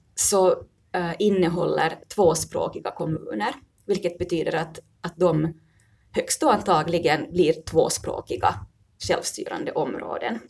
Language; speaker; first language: Swedish; native; Swedish